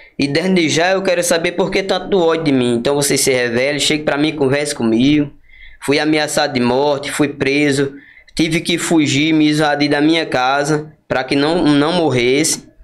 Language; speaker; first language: Portuguese; native; Portuguese